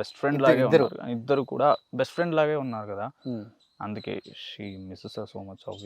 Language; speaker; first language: Telugu; non-native, learner; Kannada